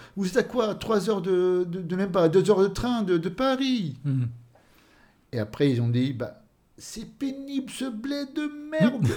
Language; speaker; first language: French; non-native, fluent; Swedish